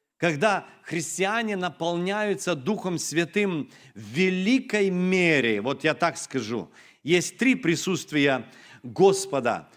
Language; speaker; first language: Russian; non-native, local second language; Ukrainian